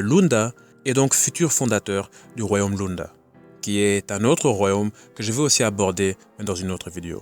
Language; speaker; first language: French; native; French